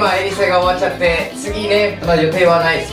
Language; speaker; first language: Japanese; native; Japanese